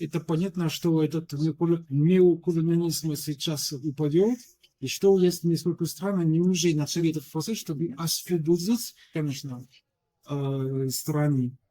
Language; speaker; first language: Russian; non-native, learner; French